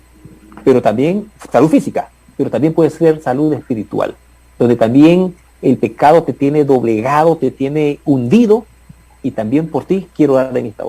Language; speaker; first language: Spanish; native; Spanish